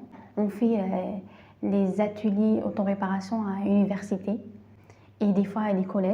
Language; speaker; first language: French; non-native, learner; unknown